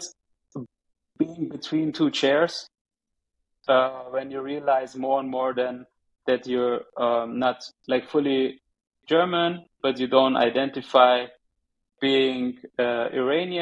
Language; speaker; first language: English; non-native, fluent; German